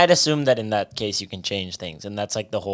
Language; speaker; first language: English; native; English